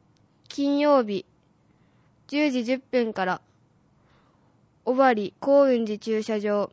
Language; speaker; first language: Japanese; native; Japanese